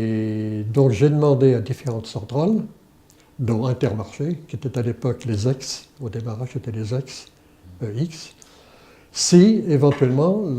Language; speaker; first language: French; native; French